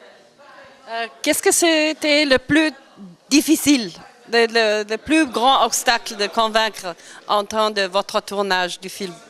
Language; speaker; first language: French; non-native, fluent; German